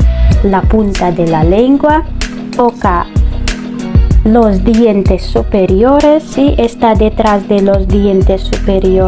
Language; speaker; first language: Spanish; non-native, fluent; Russian